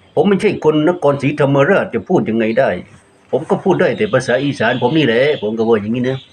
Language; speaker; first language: Thai; non-native, local second language; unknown